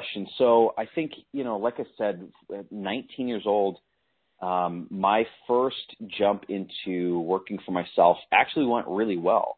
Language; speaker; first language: English; native; English